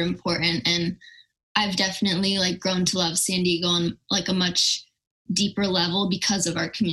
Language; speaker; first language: English; native; English